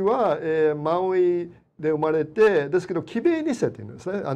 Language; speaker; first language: Japanese; native; Japanese